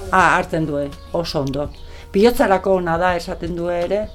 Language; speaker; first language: Basque; non-native, learner; Spanish